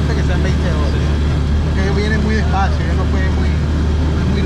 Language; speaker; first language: Spanish; native; Spanish